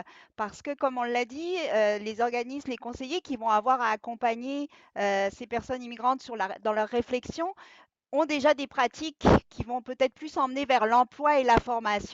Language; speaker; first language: French; native; French